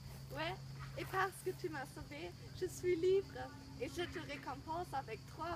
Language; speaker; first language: French; non-native, learner; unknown